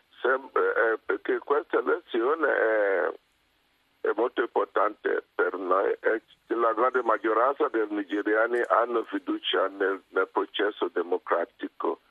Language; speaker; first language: Italian; non-native, fluent; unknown